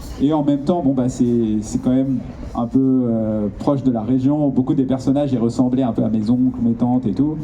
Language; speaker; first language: French; native; French